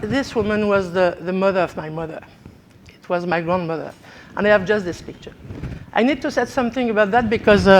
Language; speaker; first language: English; non-native, learner; French